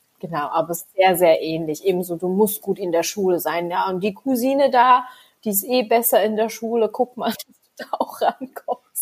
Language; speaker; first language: German; early bilingual, other home language; Vietnamese